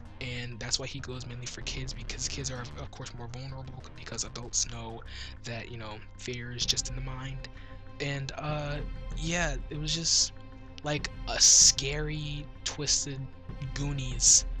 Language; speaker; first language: English; native; English